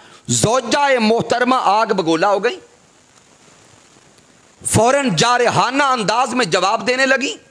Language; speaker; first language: Urdu; native; Urdu